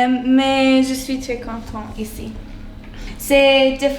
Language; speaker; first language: French; non-native, learner; English